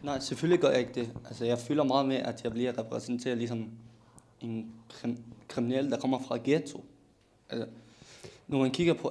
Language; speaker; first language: Danish; non-native, local second language; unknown